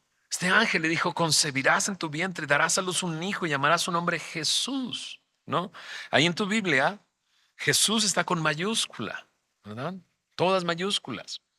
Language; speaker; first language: Spanish; native; Spanish